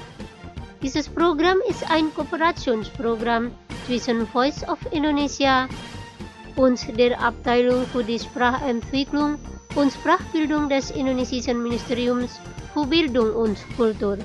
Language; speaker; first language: German; non-native, fluent; Indonesian